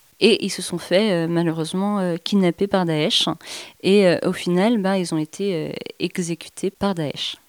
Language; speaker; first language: French; native; French